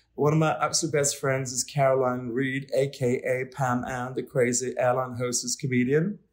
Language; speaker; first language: English; non-native, fluent; Swedish